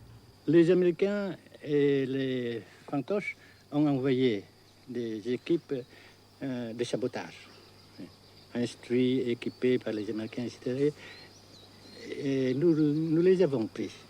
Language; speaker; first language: French; non-native, fluent; Vietnamese